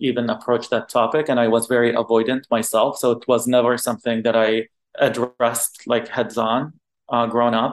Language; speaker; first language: English; non-native, fluent; Arabic